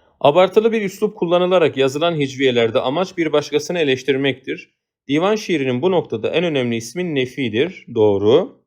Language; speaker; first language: Turkish; native; Turkish